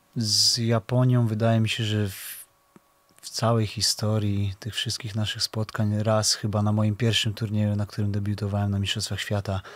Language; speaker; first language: Polish; native; Polish